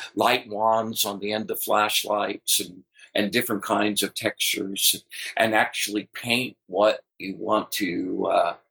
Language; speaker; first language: English; native; English